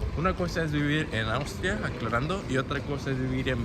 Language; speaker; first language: Spanish; native; Spanish